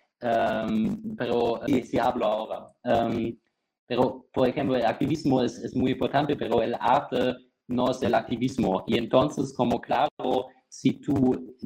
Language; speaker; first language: Spanish; non-native, fluent; German